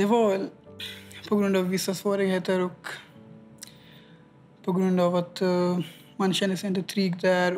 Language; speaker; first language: Swedish; non-native, fluent; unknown